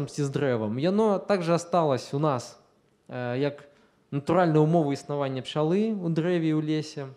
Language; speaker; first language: Russian; non-native, local second language; Belarusian